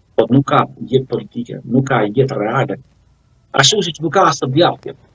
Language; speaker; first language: Albanian; native; Albanian